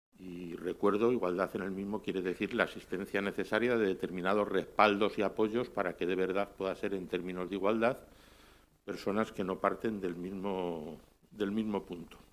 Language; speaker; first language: Spanish; native; Spanish